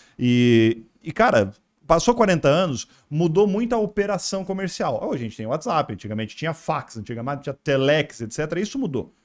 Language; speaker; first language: Portuguese; native; Portuguese